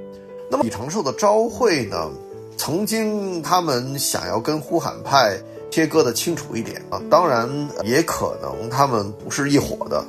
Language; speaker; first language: Chinese; native; Chinese